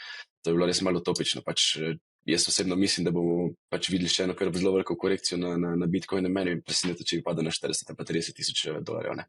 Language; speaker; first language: Slovenian; native; Slovenian